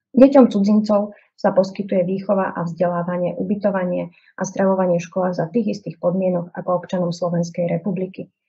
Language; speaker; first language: Slovak; native; Slovak